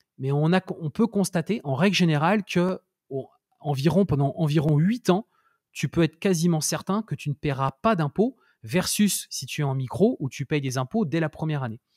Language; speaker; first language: French; native; French